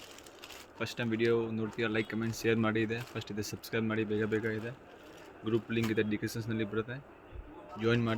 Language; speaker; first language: Kannada; non-native, local second language; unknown